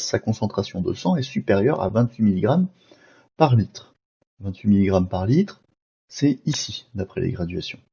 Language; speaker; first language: French; native; French